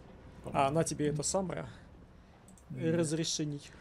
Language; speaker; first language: Russian; native; Russian